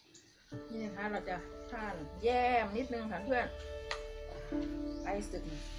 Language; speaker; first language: German; non-native, learner; Thai